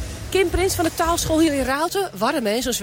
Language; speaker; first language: Dutch; native; Dutch